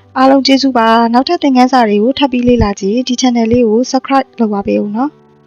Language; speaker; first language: Burmese; native; Burmese